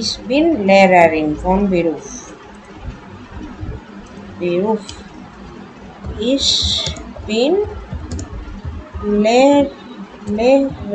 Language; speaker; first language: German; non-native, learner; Bangla